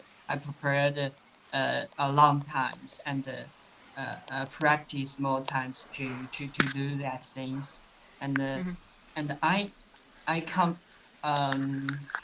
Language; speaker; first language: English; non-native, learner; Chinese